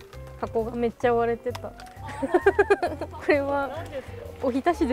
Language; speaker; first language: Japanese; native; Japanese